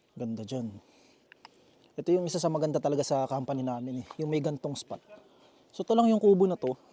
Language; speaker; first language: Filipino; native; Filipino